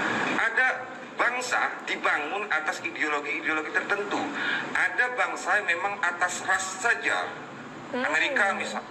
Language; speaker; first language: Indonesian; native; Indonesian